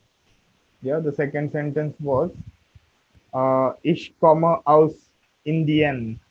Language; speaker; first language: German; non-native, fluent; Marathi